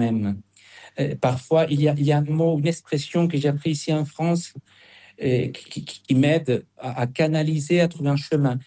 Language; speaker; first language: French; non-native, fluent; Spanish